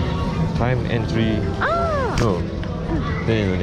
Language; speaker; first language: English; non-native, local second language; Chinese